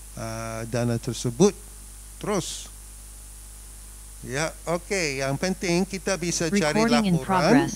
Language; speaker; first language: Indonesian; non-native, fluent; English